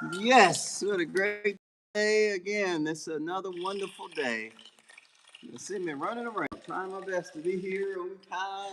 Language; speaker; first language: English; native; English